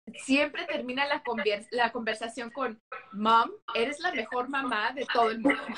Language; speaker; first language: Spanish; early bilingual, heritage; Spanish